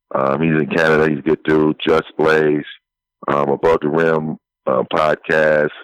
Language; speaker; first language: English; native; English